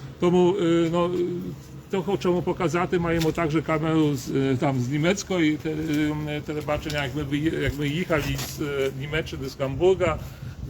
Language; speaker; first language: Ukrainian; non-native, learner; Polish